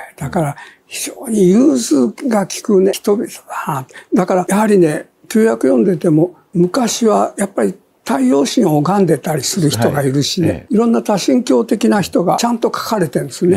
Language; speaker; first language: Japanese; native; Japanese